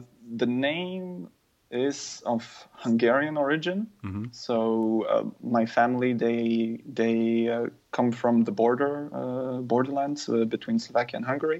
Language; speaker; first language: English; non-native, fluent; German